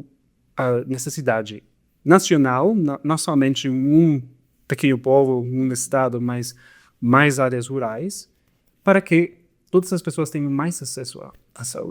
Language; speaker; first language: Portuguese; non-native, fluent; Spanish